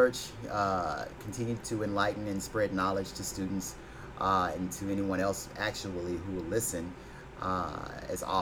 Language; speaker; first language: English; native; English